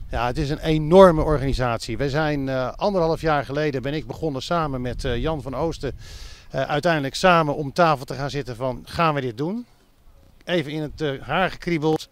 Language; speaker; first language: Dutch; native; Dutch